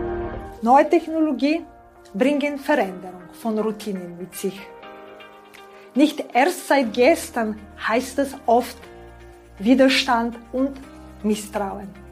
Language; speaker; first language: German; non-native, fluent; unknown